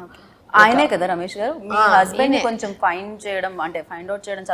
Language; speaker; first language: Telugu; native; Telugu